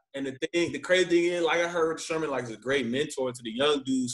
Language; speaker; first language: English; native; English